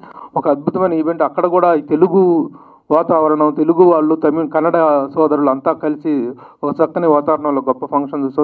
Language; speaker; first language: Telugu; native; Telugu